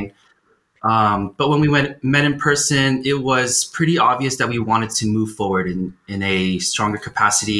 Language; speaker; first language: English; native; English